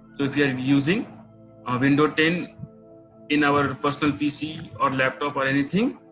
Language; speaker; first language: English; non-native, local second language; Nepali